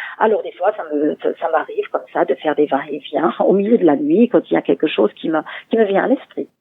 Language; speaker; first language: French; non-native, fluent; German